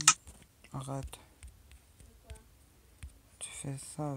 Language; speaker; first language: French; native; French